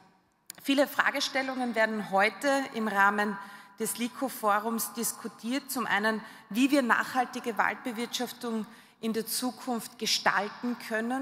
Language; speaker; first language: German; native; German